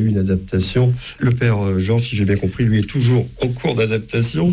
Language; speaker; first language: French; native; French